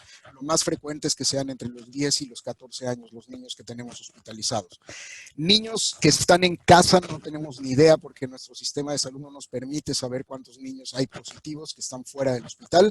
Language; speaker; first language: Spanish; native; Spanish